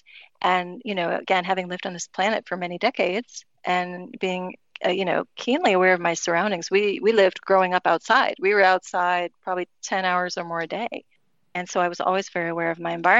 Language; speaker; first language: English; native; English